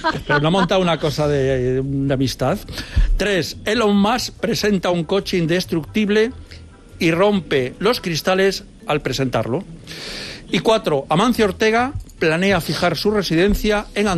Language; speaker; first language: Spanish; native; Spanish